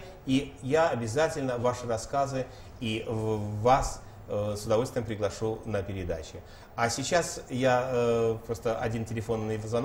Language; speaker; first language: Russian; native; Russian